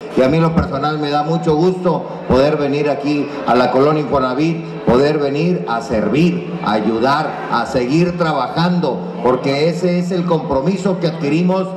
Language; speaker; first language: Spanish; native; Spanish